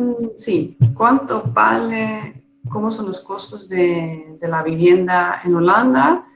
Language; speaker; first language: Spanish; non-native, fluent; Dutch